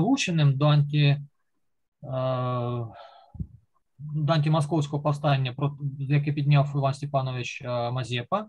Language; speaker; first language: Ukrainian; native; Ukrainian